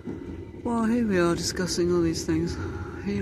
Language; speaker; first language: English; native; English